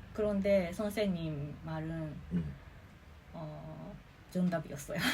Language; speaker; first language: Korean; non-native, fluent; Japanese